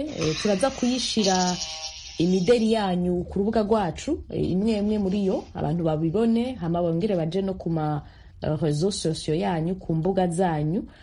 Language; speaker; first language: Rundi; native; Rundi